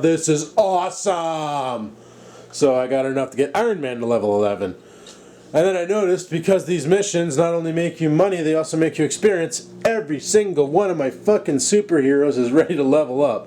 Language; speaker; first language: English; native; English